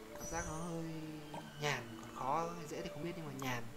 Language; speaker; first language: Vietnamese; native; Vietnamese